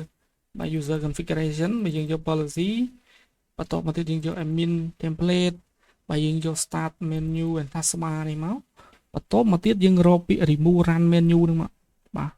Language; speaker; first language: Khmer; native; Khmer